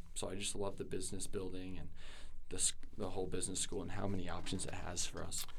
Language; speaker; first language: English; native; English